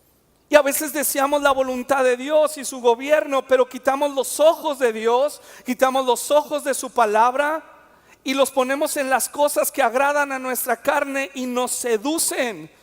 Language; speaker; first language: Spanish; native; Spanish